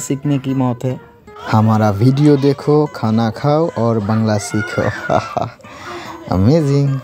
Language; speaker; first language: Hindi; non-native, learner; Bangla